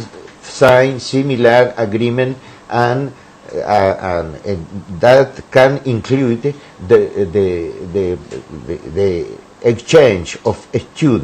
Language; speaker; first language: English; non-native, learner; Spanish